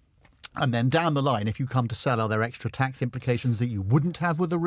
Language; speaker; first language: English; native; English